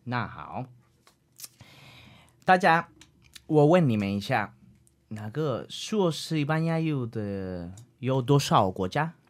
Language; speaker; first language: Chinese; non-native, learner; Spanish